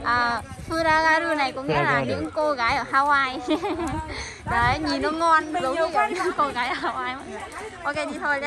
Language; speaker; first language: Vietnamese; native; Vietnamese